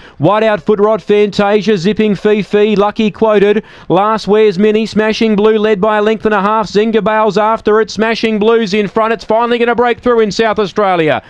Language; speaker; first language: English; native; English